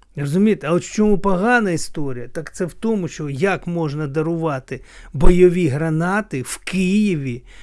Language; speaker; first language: Ukrainian; non-native, local second language; Russian